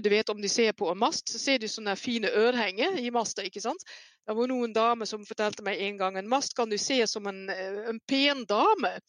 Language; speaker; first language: Norwegian; non-native, fluent; Dutch